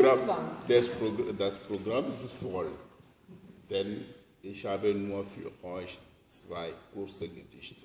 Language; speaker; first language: German; non-native, learner; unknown